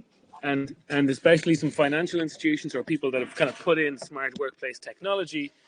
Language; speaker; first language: English; native; English